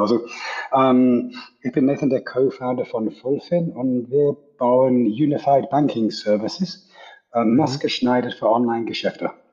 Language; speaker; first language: German; non-native, fluent; English